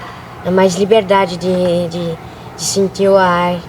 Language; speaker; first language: Portuguese; early bilingual, other home language; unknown